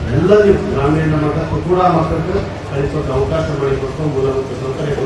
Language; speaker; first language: Kannada; non-native, local second language; Kodava